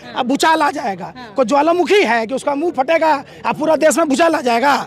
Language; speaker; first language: Hindi; native; Hindi